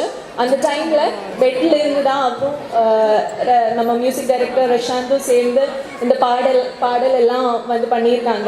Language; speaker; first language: Tamil; non-native, fluent; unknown